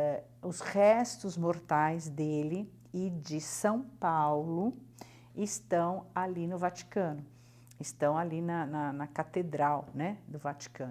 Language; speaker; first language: Portuguese; native; Portuguese